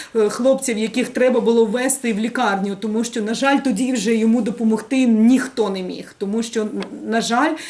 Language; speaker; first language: Ukrainian; native; Ukrainian